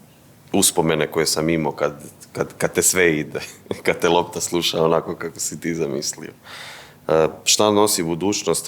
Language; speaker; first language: Bosnian; native; Bosnian